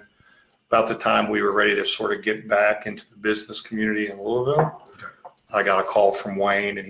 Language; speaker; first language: English; native; English